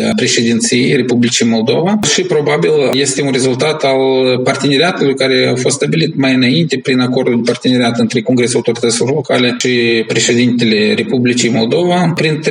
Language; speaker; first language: Romanian; native; Romanian